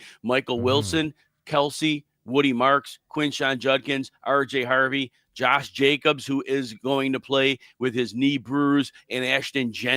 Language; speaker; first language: English; native; English